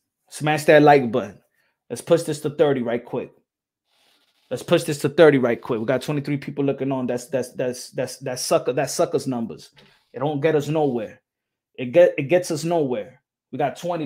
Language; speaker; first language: English; early bilingual, other home language; Spanish